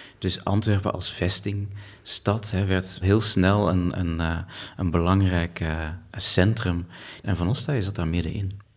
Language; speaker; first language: Dutch; native; Dutch